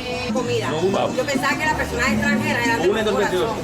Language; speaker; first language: Spanish; native; Spanish